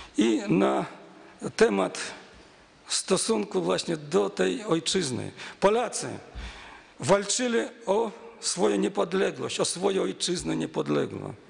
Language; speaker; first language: Polish; non-native, fluent; Russian